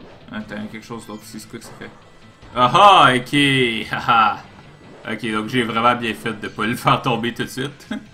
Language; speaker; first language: French; native; French